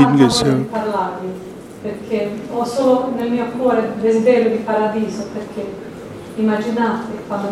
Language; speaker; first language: Italian; non-native, fluent; Croatian